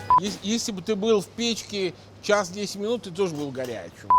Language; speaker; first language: Russian; non-native, fluent; Italian